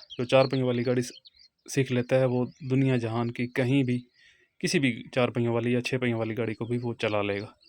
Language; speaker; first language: Urdu; non-native, local second language; Punjabi